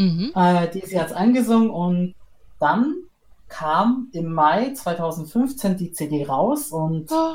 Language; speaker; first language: German; native; German